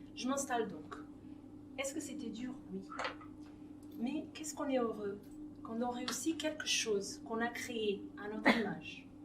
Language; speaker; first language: French; non-native, fluent; Portuguese